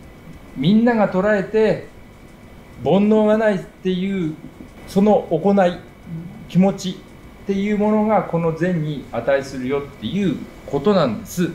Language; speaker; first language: Japanese; native; Japanese